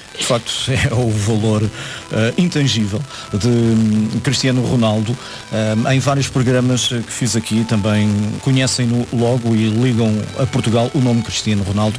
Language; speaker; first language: Portuguese; native; Portuguese